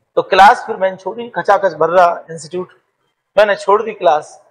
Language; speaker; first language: Hindi; native; Hindi